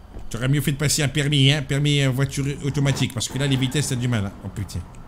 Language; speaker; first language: French; native; French